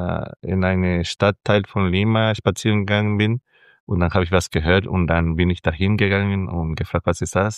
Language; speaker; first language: German; non-native, fluent; Spanish